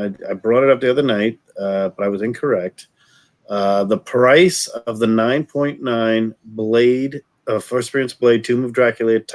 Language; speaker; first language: English; native; English